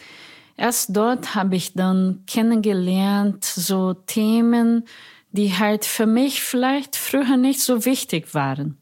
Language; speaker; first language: German; non-native, fluent; Portuguese